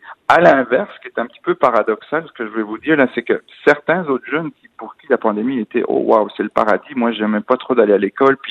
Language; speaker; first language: French; native; French